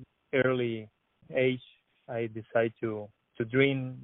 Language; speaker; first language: English; non-native, learner; Spanish